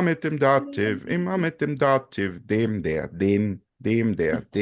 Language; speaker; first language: German; non-native, fluent; Portuguese